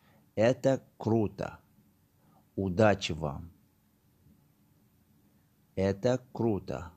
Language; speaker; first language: Russian; non-native, learner; Tajik